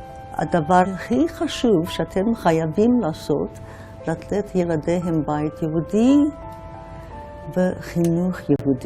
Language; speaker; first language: Hebrew; non-native, fluent; Yiddish